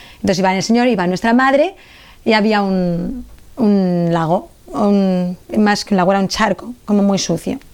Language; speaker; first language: Spanish; native; Spanish